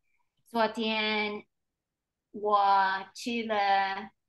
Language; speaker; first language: Chinese; non-native, learner; English